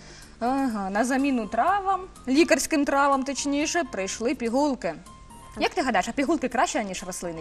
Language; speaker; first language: Ukrainian; native; Ukrainian